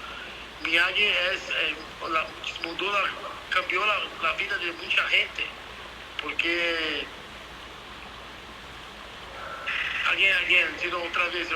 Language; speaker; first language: Spanish; non-native, learner; Portuguese